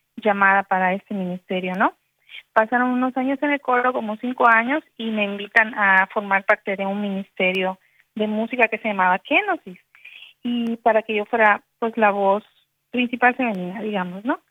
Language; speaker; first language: Spanish; native; Spanish